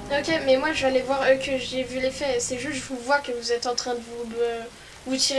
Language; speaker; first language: French; native; French